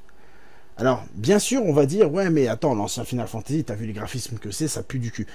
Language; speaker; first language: French; native; French